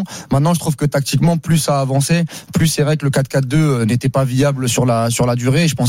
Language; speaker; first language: French; native; French